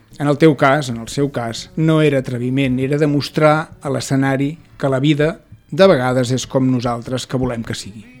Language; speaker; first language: Catalan; native; Catalan